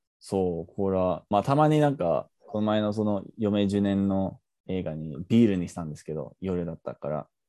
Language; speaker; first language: Japanese; non-native, fluent; English